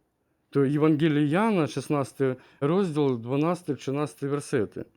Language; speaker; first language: Ukrainian; non-native, learner; Russian